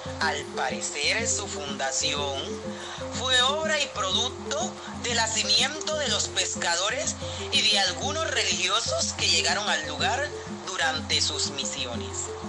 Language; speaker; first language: Spanish; native; Spanish